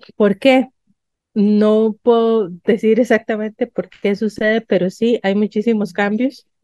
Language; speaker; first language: Spanish; native; Spanish